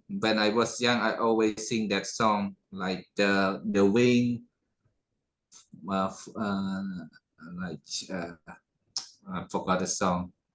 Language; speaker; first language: English; non-native, learner; Khmer